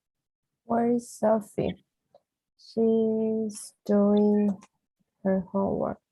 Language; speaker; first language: English; non-native, learner; Portuguese